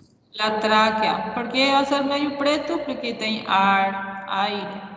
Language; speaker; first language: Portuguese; non-native, fluent; Spanish